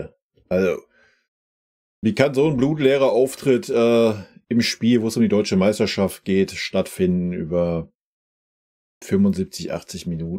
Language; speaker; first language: German; native; German